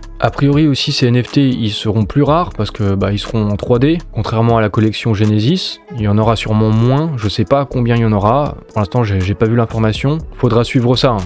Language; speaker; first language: French; native; French